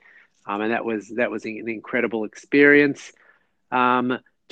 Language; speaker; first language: English; native; English